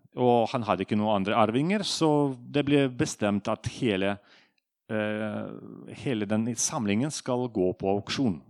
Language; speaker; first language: Norwegian; non-native, fluent; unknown